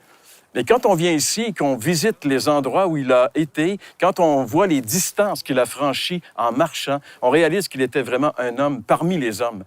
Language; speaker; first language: French; native; French